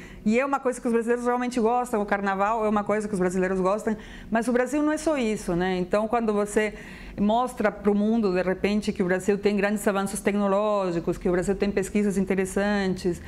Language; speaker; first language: Portuguese; non-native, fluent; Spanish